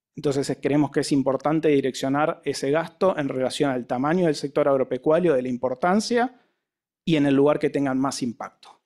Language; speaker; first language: Spanish; native; Spanish